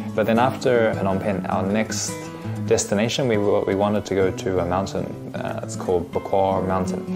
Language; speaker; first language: English; early bilingual, other home language; Chinese